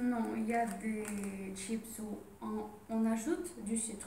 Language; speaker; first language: French; non-native, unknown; Ukrainian